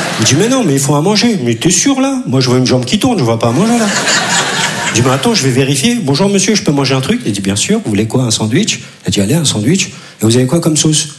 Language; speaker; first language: French; early bilingual, other home language; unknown